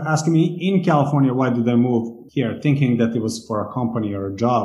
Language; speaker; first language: English; non-native, fluent; Serbian